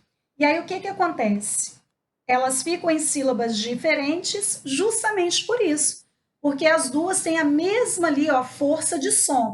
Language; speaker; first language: Portuguese; native; Portuguese